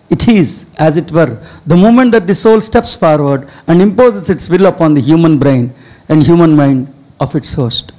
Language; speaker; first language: English; non-native, local second language; Telugu